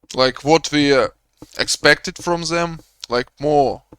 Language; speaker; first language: English; non-native, learner; Russian